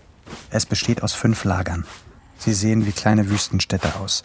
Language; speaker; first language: German; native; German